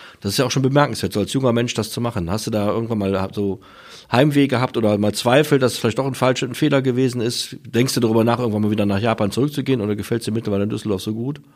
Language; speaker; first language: German; native; German